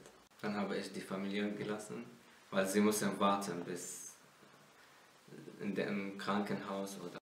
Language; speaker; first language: German; non-native, learner; Arabic